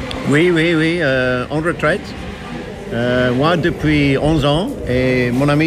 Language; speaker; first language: French; non-native, learner; English